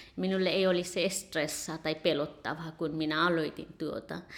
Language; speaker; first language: Finnish; non-native, learner; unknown